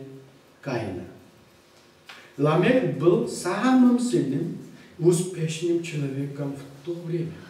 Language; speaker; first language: Russian; non-native, fluent; Korean